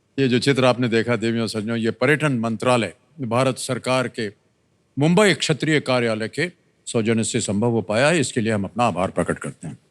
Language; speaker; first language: Hindi; native; Hindi